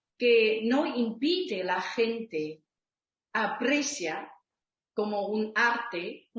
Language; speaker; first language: Spanish; non-native, learner; Chinese